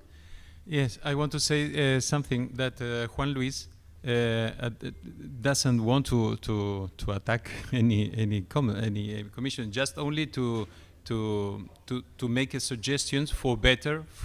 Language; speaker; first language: English; non-native, fluent; Spanish